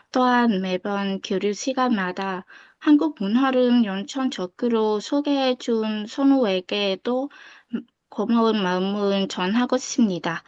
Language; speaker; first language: Korean; non-native, fluent; Vietnamese